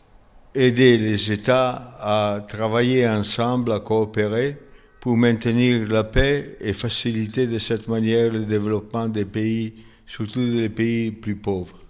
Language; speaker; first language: French; non-native, fluent; Italian